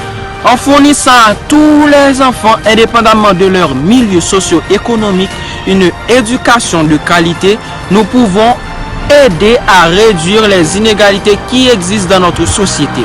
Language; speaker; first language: French; non-native, local second language; Haitian Creole